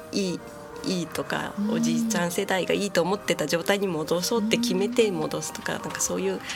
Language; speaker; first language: Japanese; native; Japanese